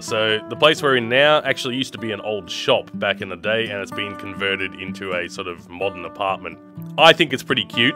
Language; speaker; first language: English; native; English